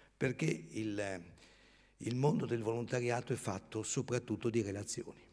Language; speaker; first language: Italian; native; Italian